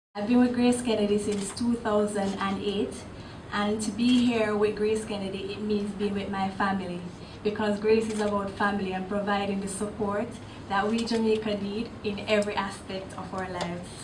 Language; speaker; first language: English; non-native, local second language; Jamaican Creole English